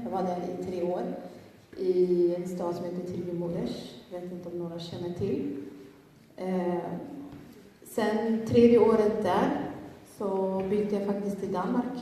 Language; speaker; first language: Swedish; early bilingual, other home language; Somali